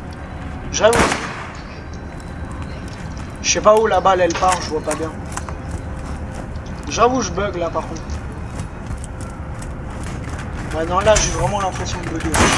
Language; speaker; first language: French; native; French